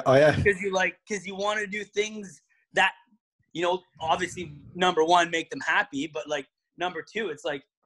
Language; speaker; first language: English; native; English